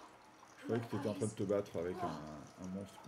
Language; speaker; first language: French; native; French